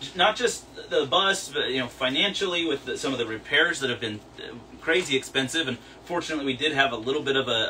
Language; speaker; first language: English; native; English